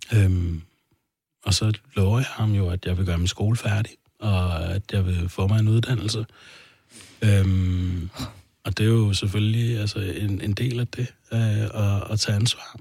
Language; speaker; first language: Danish; early bilingual, other home language; Arabic